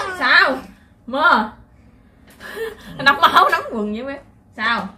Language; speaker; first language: Korean; non-native, learner; Vietnamese